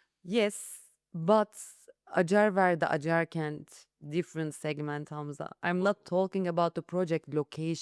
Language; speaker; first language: English; non-native, learner; Turkish